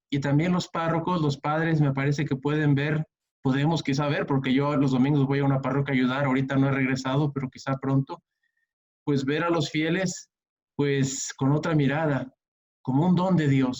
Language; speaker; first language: Spanish; native; Spanish